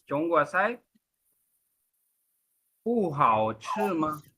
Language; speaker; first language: Chinese; non-native, fluent; Hindi